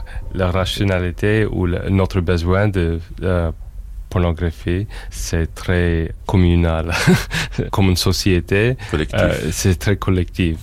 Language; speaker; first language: French; non-native, fluent; English